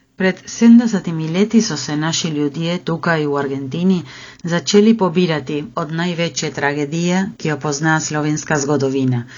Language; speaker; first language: Slovenian; early bilingual, heritage; Slovenian